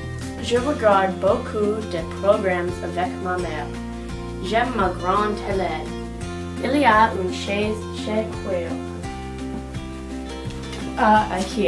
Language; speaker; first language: French; non-native, learner; English